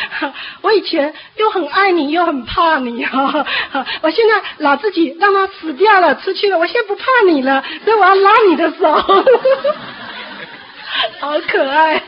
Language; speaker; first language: Chinese; native; Chinese